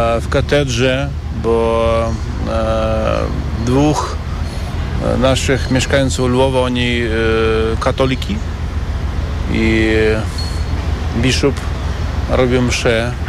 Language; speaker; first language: Polish; non-native, learner; Ukrainian